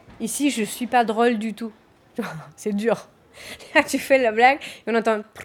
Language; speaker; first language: French; non-native, fluent; Spanish